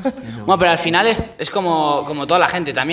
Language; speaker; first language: Spanish; native; Spanish